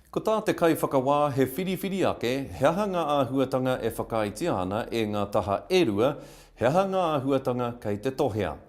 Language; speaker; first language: Māori; non-native, local second language; English